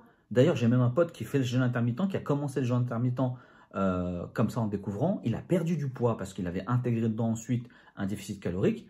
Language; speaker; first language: French; native; French